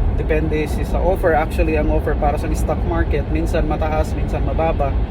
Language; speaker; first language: Filipino; native; Filipino